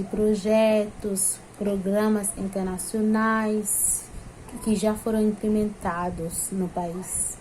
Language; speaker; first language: Portuguese; non-native, fluent; Haitian Creole